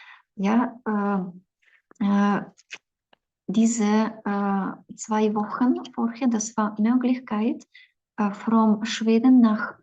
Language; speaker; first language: German; non-native, fluent; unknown